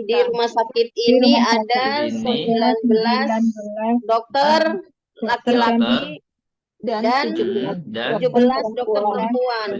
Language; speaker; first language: Indonesian; native; Indonesian